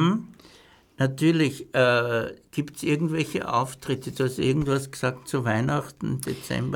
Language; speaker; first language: German; native; German